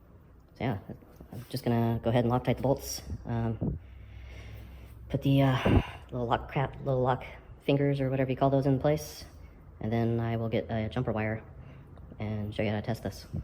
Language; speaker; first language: English; native; English